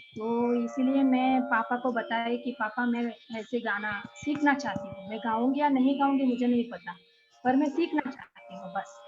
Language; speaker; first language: Hindi; non-native, local second language; Kannada